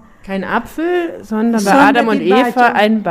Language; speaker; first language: German; native; German